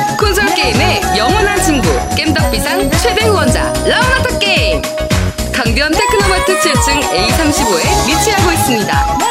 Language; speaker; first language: Korean; native; Korean